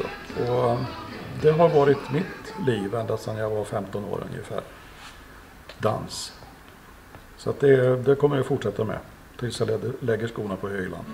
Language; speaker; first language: Swedish; native; Swedish